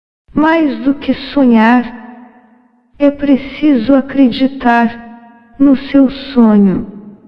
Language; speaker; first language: Portuguese; native; Portuguese